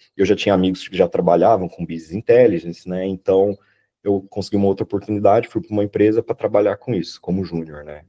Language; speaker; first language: Portuguese; native; Portuguese